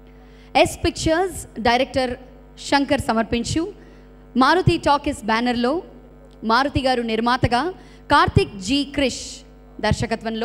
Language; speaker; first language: Telugu; native; Telugu